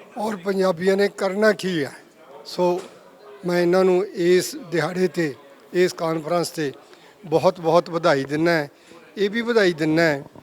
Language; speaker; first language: Punjabi; native; Punjabi